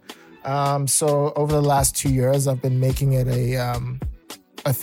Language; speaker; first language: English; non-native, local second language; Shona